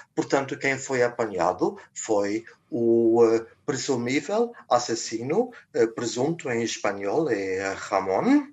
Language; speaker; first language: Portuguese; non-native, fluent; German